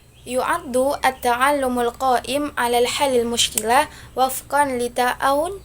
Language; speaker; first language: Arabic; non-native, learner; Indonesian